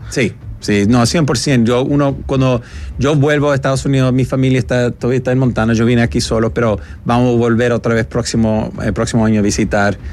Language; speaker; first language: Spanish; early bilingual, heritage; Spanish